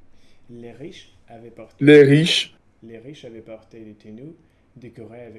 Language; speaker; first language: French; non-native, learner; Russian